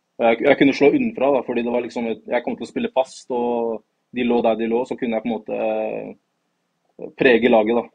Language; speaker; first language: Norwegian; early bilingual, other home language; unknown